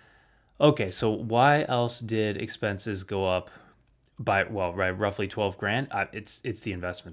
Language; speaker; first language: English; native; English